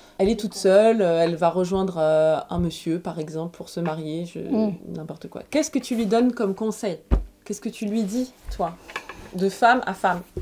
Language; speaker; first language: French; native; French